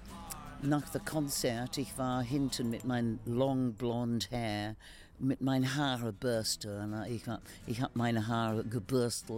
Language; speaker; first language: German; non-native, learner; English